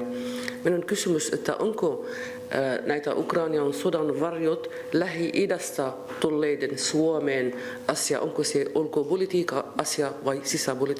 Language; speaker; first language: Finnish; non-native, fluent; Arabic